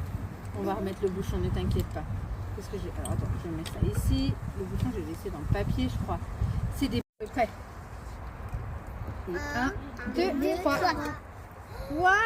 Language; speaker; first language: French; native; French